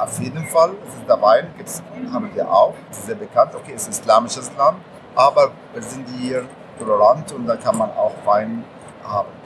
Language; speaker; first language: German; non-native, learner; Arabic